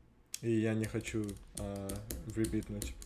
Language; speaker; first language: Russian; non-native, learner; English